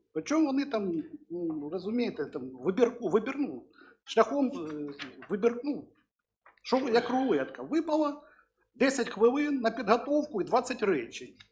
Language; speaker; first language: Ukrainian; non-native, local second language; Russian